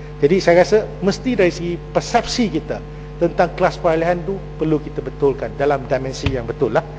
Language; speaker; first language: Malay; non-native, local second language; Chinese